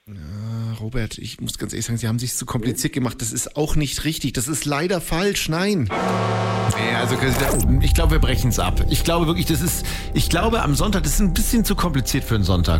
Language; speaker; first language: German; native; German